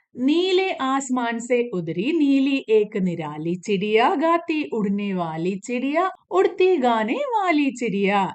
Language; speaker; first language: Hindi; non-native, local second language; Malayalam